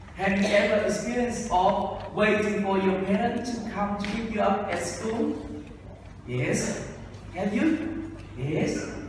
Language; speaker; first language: English; non-native, fluent; Vietnamese